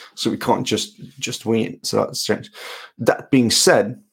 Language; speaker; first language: English; non-native, fluent; Norwegian